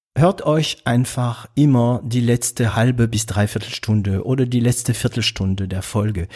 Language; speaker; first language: German; non-native, fluent; French